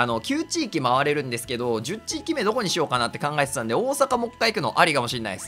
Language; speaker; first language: Japanese; native; Japanese